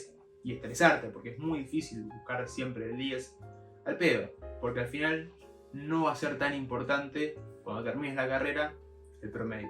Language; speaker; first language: Spanish; native; Spanish